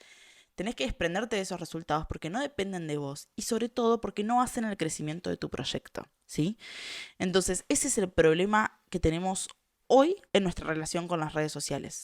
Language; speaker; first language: Spanish; native; Spanish